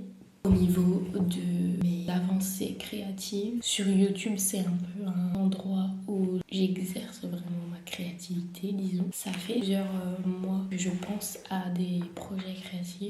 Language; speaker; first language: French; native; French